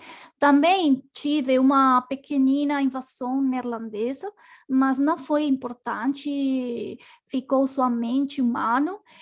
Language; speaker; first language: Portuguese; non-native, learner; Spanish